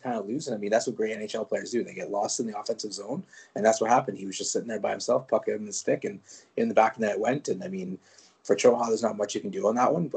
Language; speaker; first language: English; non-native, fluent; French